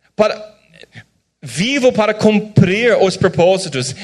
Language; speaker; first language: Portuguese; non-native, fluent; English